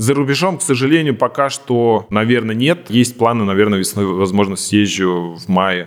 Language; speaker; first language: Russian; native; Russian